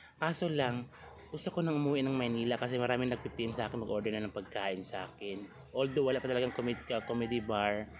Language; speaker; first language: Filipino; non-native, local second language; Cebuano